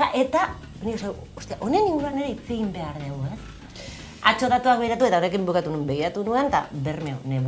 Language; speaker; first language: Basque; non-native, local second language; Spanish